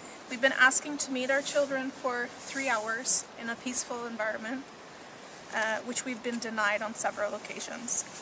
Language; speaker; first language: English; early bilingual, other home language; Arabic